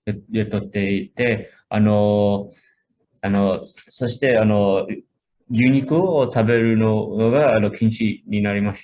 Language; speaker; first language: Japanese; non-native, fluent; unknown